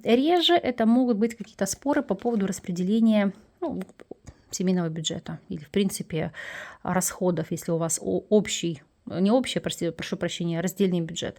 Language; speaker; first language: Russian; native; Russian